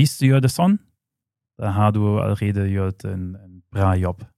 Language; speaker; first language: Norwegian; non-native, fluent; German